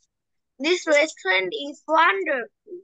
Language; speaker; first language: English; non-native, learner; Bangla